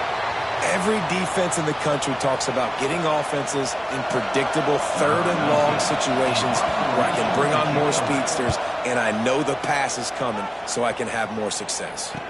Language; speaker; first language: English; native; English